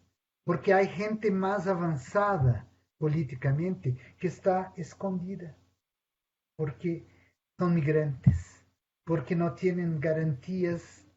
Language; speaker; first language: Spanish; non-native, fluent; Portuguese